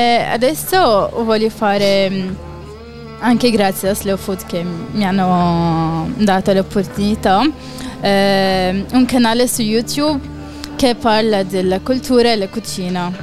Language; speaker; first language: Italian; non-native, fluent; Arabic